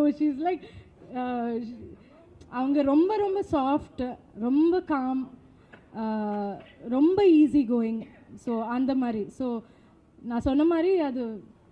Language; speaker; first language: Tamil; non-native, local second language; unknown